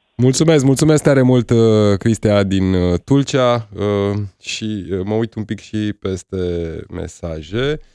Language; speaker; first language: Romanian; native; Romanian